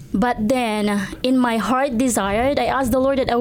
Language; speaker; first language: English; non-native, local second language; Cebuano